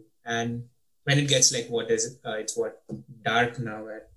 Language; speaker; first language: English; native; English